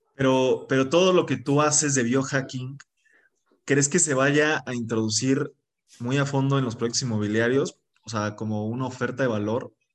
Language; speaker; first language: Spanish; native; Spanish